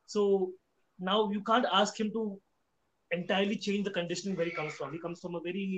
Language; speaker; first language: English; non-native, local second language; Hindi